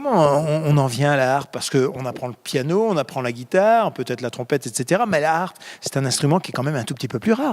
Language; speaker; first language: French; native; French